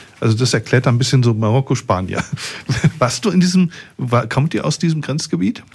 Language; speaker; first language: German; native; German